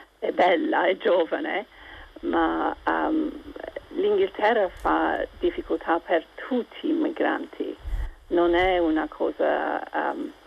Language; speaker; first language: Italian; non-native, local second language; English